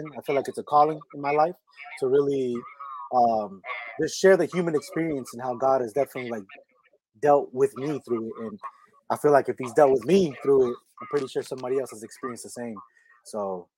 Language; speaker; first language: English; early bilingual, other home language; Spanish